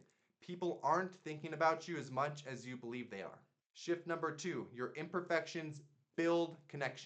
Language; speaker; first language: English; native; English